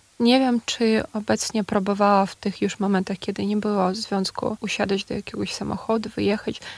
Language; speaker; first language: Polish; non-native, fluent; Ukrainian